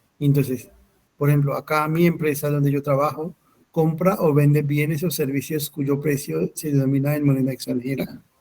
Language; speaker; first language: Spanish; non-native, fluent; Hindi